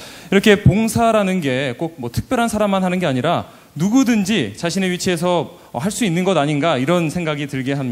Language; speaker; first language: Korean; native; Korean